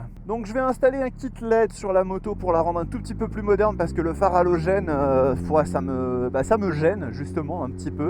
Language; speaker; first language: French; native; French